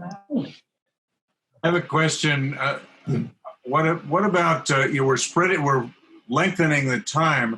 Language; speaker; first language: English; native; English